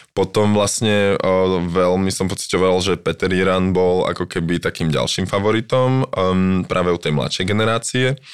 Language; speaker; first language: Slovak; native; Slovak